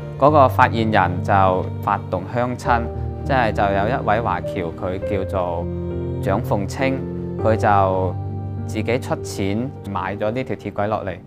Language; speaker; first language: Cantonese; native; Cantonese